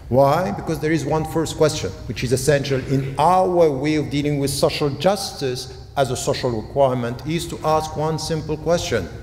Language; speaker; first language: English; non-native, fluent; French